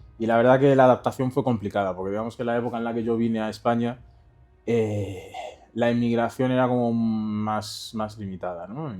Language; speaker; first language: Spanish; early bilingual, other home language; Haitian Creole